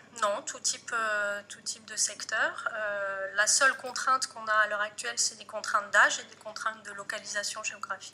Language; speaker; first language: French; native; French